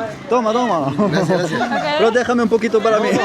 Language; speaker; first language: Spanish; non-native, learner; German